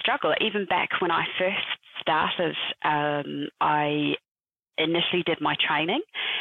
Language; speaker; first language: English; native; English